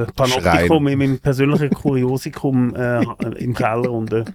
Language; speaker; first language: German; native; German